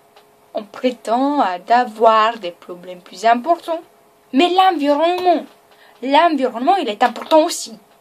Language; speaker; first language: French; non-native, learner; Romanian